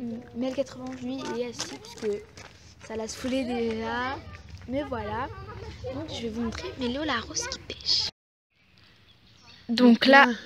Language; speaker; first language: French; native; French